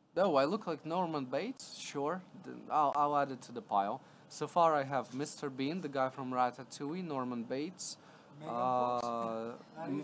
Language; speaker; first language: English; non-native, fluent; Latvian